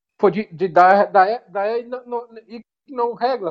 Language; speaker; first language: Danish; non-native, learner; Portuguese